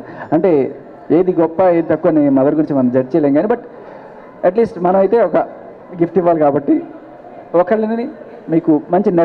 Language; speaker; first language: Telugu; native; Telugu